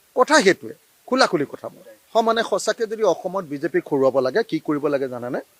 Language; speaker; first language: Assamese; native; Assamese